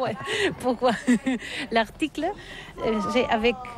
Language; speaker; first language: French; non-native, learner; Catalan